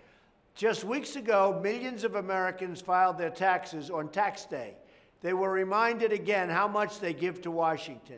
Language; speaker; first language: English; native; English